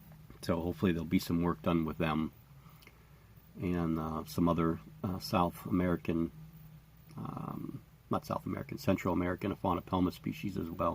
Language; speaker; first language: English; native; English